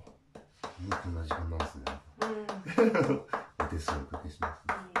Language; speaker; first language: Japanese; native; Japanese